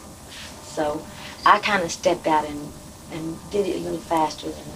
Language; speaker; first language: English; native; English